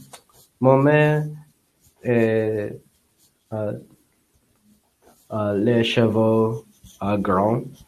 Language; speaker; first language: French; non-native, learner; English